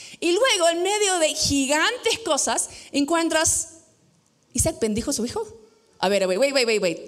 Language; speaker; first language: Spanish; non-native, fluent; English